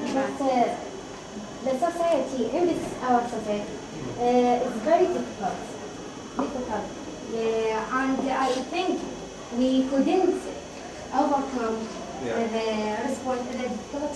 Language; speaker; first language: English; non-native, learner; Arabic